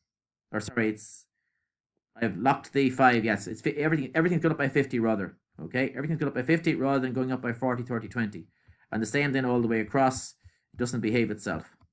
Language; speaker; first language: English; native; English